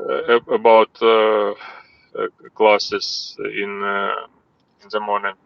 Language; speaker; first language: English; non-native, learner; Russian